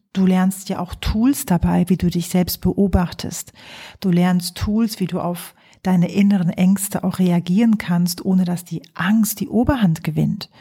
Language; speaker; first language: German; early bilingual, other home language; Polish